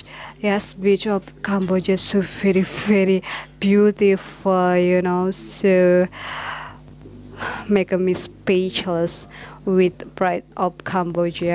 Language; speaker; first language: English; non-native, learner; Indonesian